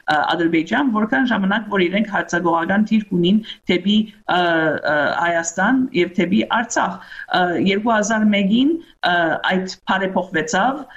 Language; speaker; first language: Armenian; early bilingual, heritage; Armenian